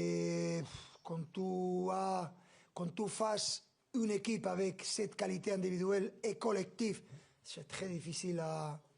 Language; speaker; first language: French; non-native, fluent; Spanish